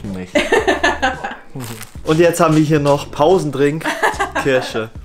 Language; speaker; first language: German; native; German